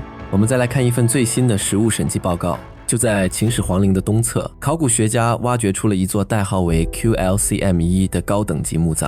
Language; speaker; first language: Chinese; native; Chinese